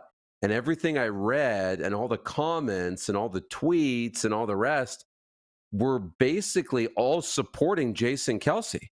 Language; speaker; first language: English; native; English